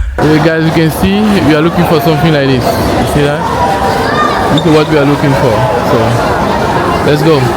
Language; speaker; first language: English; non-native, fluent; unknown